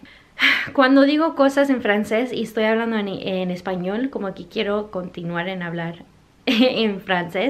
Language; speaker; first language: Spanish; early bilingual, heritage; English